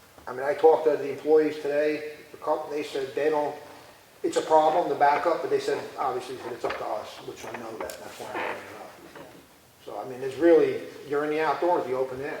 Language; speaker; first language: English; native; English